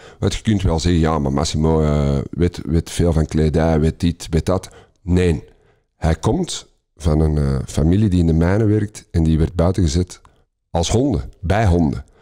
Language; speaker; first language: Dutch; native; Dutch